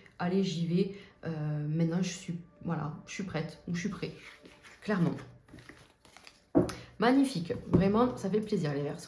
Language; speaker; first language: French; native; French